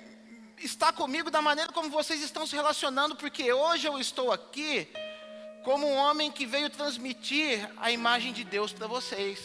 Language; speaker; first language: Portuguese; native; Portuguese